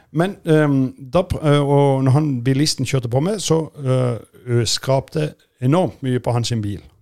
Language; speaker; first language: Norwegian; native; Norwegian